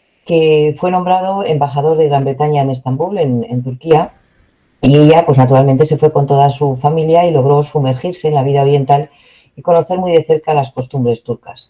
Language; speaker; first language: Spanish; native; Spanish